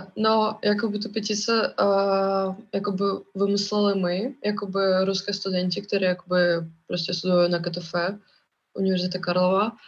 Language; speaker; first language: Czech; non-native, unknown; Russian